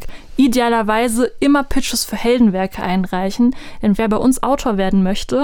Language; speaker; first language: German; native; German